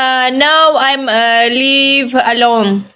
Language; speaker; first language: English; non-native, learner; Tajik